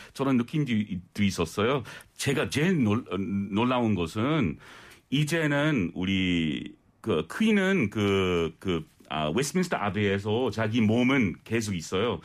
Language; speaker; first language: Korean; non-native, learner; English